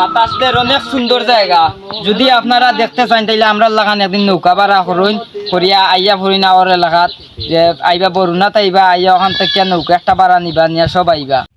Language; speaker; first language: Bangla; non-native, local second language; Sylheti